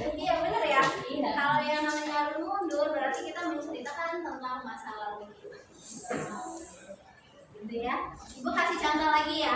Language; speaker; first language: Indonesian; native; Indonesian